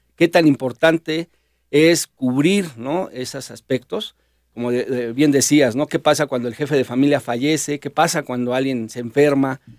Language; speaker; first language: Spanish; native; Spanish